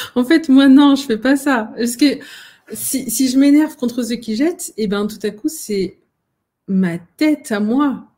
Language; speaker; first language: French; native; French